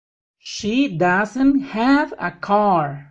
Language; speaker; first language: English; non-native, fluent; Spanish